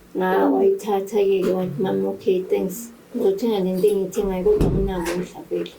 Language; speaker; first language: Zulu; native; Zulu